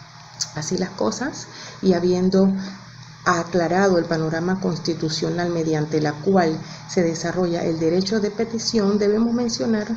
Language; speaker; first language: Spanish; native; Spanish